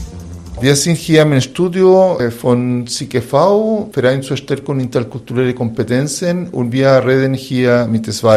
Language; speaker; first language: German; non-native, fluent; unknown